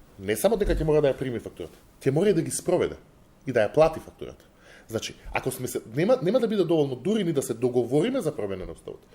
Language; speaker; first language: Macedonian; non-native, local second language; Albanian